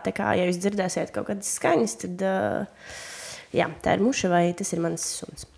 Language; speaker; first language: Latvian; non-native, local second language; Russian